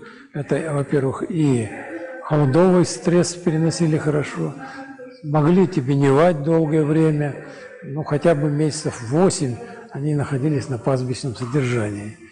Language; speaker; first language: Russian; native; Russian